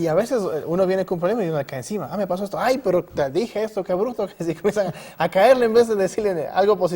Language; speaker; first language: Spanish; native; Spanish